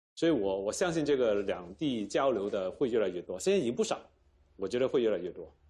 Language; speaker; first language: Chinese; native; Chinese